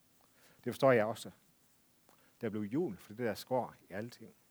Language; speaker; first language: Danish; native; Danish